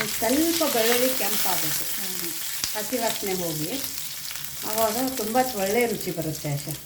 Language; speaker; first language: Kannada; non-native, local second language; Marathi